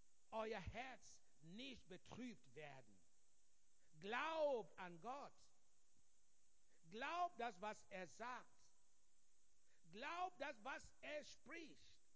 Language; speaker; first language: German; non-native, fluent; Igbo